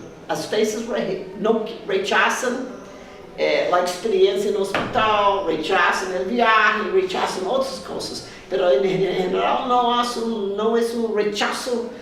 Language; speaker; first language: Spanish; non-native, fluent; English